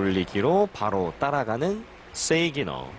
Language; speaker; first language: Korean; native; Korean